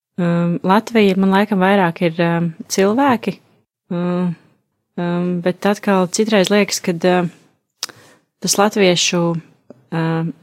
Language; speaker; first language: Latvian; native; Latvian